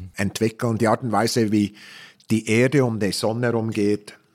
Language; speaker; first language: German; native; German